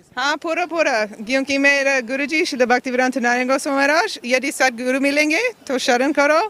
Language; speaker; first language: Hindi; non-native, fluent; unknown